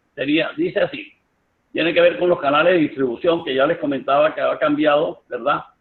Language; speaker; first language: Spanish; native; Spanish